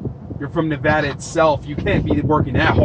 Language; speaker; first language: English; native; English